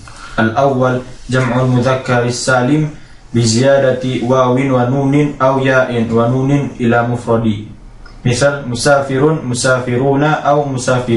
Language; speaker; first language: Arabic; non-native, learner; Indonesian